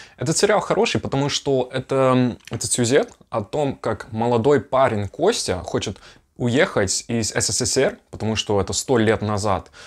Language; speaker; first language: Russian; non-native, fluent; Dutch